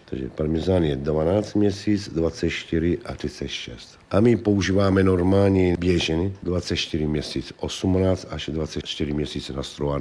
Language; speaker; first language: Czech; non-native, learner; Italian